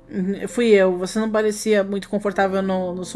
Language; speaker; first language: Portuguese; native; Portuguese